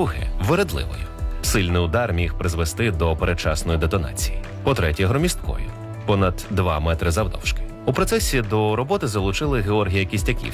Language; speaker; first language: Ukrainian; native; Ukrainian